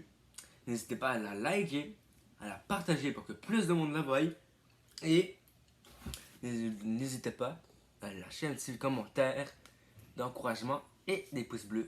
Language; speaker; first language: French; native; French